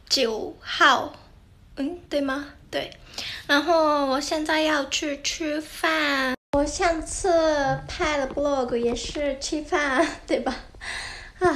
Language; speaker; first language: Chinese; non-native, learner; Japanese